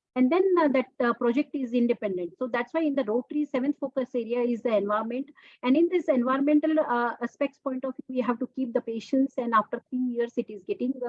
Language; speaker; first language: English; non-native, local second language; Telugu